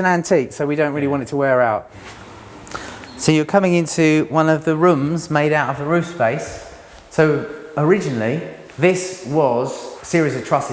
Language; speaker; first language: English; native; English